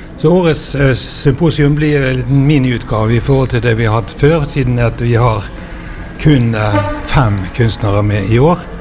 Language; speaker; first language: Norwegian; native; Norwegian